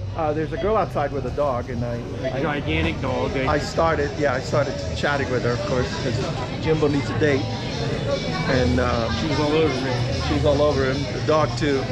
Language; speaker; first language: English; early bilingual, other home language; Portuguese